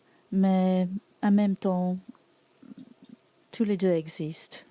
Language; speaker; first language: French; non-native, learner; English